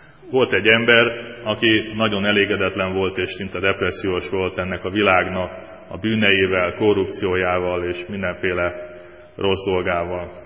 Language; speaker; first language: Hungarian; native; Hungarian